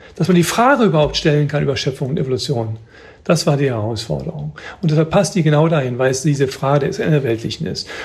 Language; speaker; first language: German; native; German